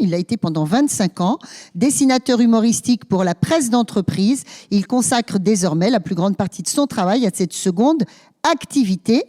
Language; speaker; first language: French; native; French